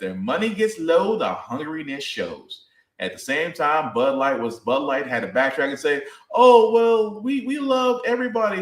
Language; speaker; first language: English; native; English